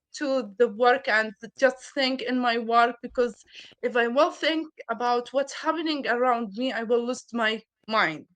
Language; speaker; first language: English; non-native, learner; Arabic